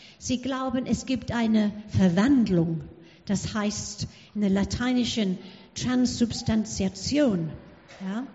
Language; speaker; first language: German; non-native, fluent; English